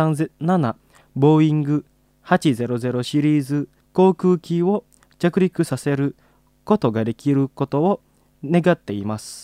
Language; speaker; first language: Japanese; non-native, fluent; Indonesian